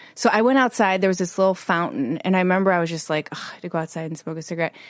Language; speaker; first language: English; native; English